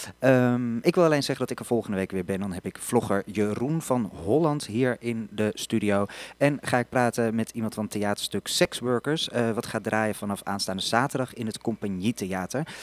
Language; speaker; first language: Dutch; native; Dutch